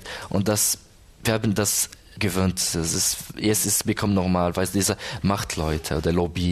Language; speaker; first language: German; non-native, learner; Arabic